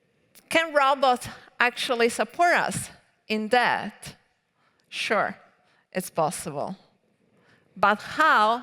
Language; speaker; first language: English; non-native, fluent; Italian